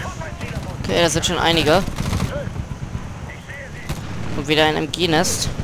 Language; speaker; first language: German; native; German